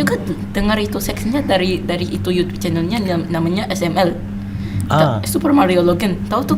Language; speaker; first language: Indonesian; non-native, local second language; English